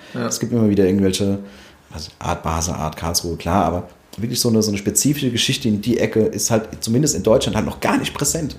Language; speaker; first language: German; early bilingual, other home language; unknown